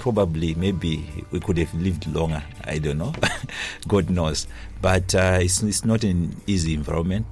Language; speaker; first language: English; non-native, local second language; Shona